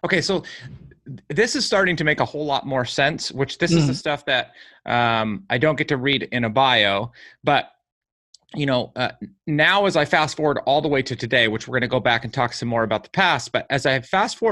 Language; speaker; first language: English; native; English